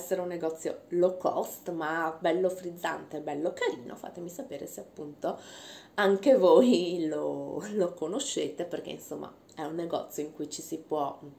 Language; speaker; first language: Italian; native; Italian